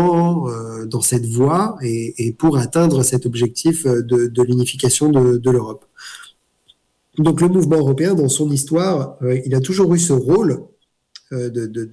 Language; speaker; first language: French; native; French